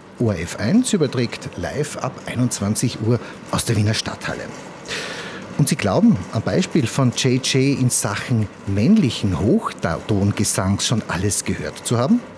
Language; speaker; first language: German; native; German